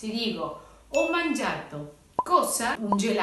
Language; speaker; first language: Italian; non-native, fluent; Spanish